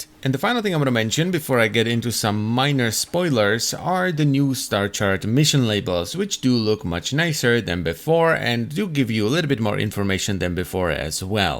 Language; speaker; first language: English; non-native, fluent; Czech